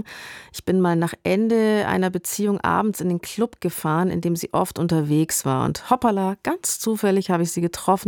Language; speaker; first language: German; native; German